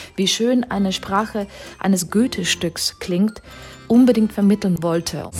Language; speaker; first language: German; non-native, fluent; Czech